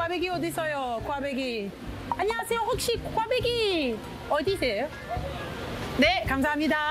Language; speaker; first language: Korean; non-native, learner; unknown